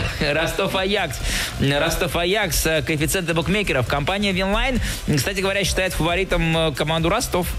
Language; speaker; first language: Russian; native; Russian